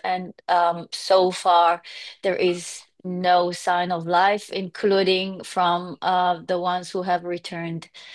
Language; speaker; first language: English; non-native, fluent; Hebrew